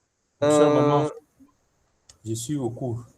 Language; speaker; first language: French; non-native, local second language; Swahili